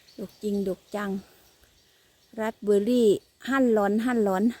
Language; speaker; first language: Thai; native; Thai